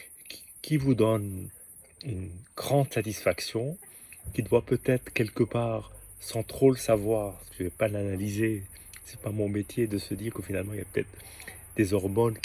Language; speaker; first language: French; native; French